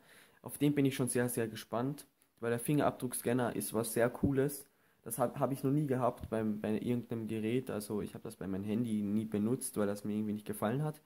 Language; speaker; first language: German; native; German